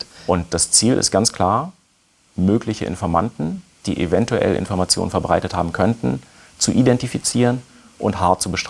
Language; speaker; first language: German; native; German